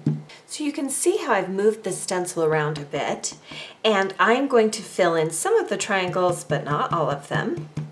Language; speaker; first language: English; native; English